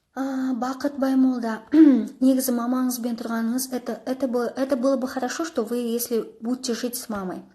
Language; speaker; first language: Russian; non-native, local second language; Kazakh